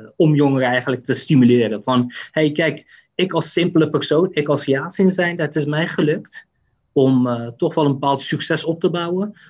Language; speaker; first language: Dutch; early bilingual, other home language; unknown